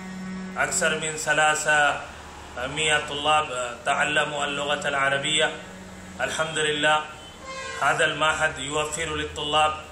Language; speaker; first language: Arabic; non-native, fluent; Urdu